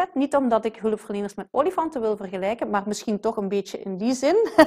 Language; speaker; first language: Dutch; native; Dutch